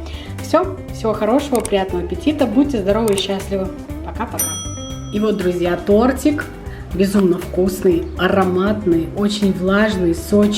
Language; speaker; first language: Russian; native; Russian